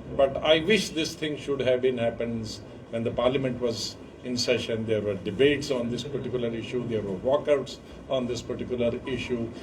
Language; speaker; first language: English; non-native, local second language; Hindi